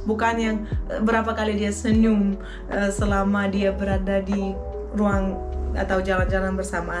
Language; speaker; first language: Indonesian; non-native, fluent; Russian